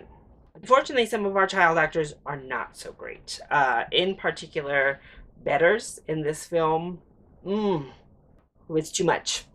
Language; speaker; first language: English; native; English